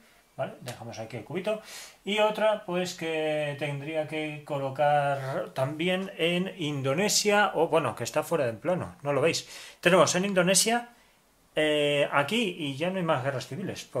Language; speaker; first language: Spanish; native; Spanish